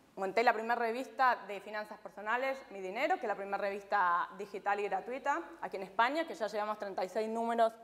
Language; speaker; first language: Spanish; native; Spanish